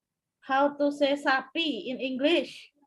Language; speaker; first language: English; non-native, local second language; Indonesian